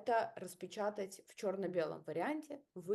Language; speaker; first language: Russian; native; Russian